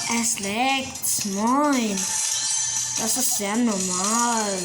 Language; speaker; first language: German; early bilingual, other home language; Turkish